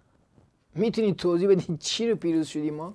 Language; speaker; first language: Persian; native; Persian